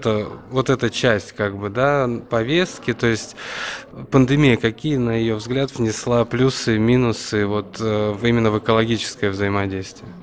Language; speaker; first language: Russian; native; Russian